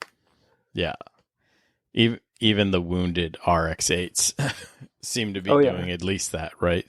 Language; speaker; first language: English; native; English